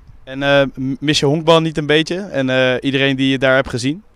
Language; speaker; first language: Dutch; native; Dutch